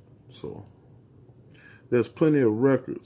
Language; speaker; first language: English; native; English